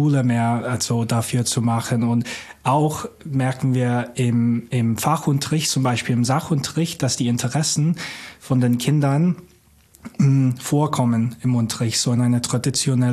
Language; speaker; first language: German; non-native, fluent; English